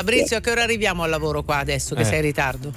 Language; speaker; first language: Italian; native; Italian